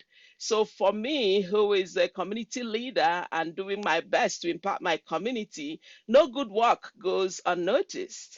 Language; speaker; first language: English; non-native, local second language; Igbo